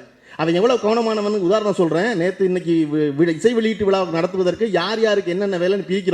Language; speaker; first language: Tamil; native; Tamil